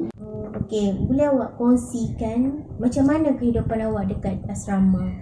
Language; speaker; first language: Malay; native; Malay